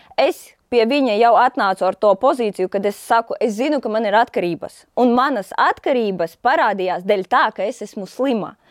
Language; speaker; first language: Latvian; non-native, local second language; Russian